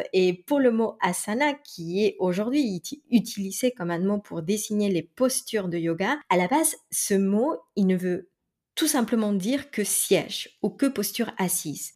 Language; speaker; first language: French; non-native, fluent; Spanish